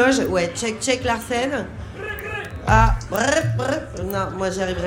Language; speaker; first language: French; native; French